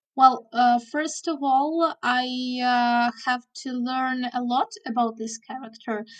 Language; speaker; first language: English; non-native, fluent; Ukrainian